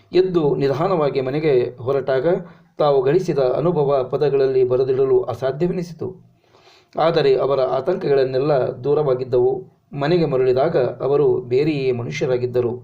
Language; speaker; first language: Kannada; native; Kannada